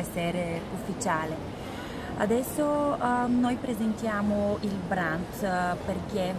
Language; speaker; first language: Italian; non-native, fluent; Bulgarian